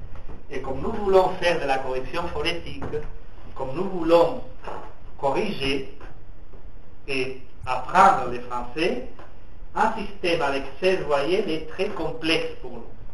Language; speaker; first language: French; non-native, fluent; Spanish